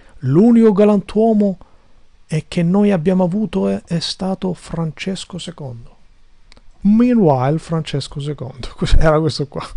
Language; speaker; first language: Italian; non-native, fluent; Albanian